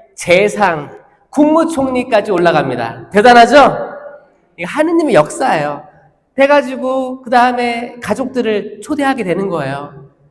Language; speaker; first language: Korean; native; Korean